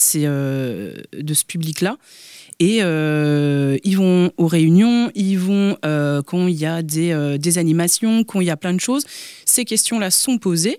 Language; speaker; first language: French; native; French